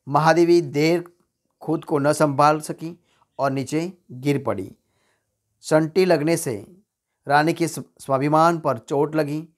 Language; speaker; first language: Hindi; non-native, local second language; Gujarati